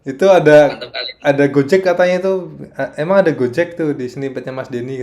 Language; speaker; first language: Indonesian; native; Indonesian